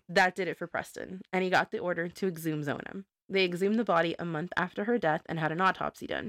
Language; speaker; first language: English; native; English